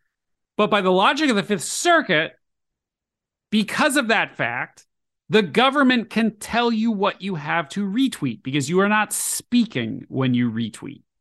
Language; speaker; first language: English; native; English